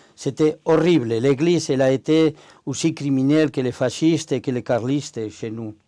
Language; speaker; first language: French; non-native, fluent; Spanish